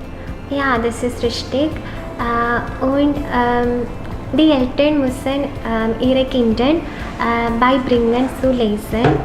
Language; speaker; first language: German; non-native, learner; Malayalam